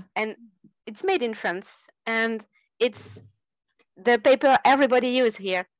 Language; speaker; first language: English; non-native, fluent; French